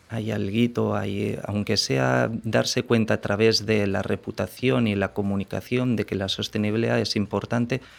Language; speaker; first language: Spanish; native; Spanish